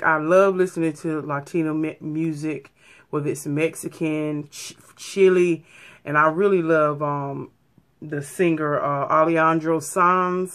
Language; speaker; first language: English; native; English